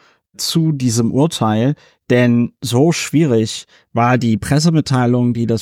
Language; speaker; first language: German; native; German